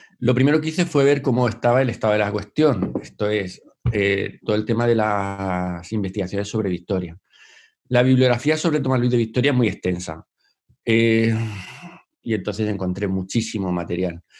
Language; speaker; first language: Spanish; native; Spanish